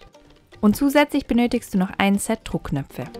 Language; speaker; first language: German; native; German